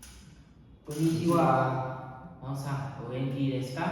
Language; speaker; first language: Japanese; non-native, learner; Vietnamese